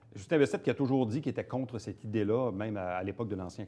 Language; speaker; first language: French; native; French